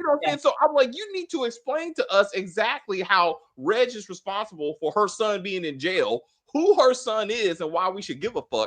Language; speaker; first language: English; native; English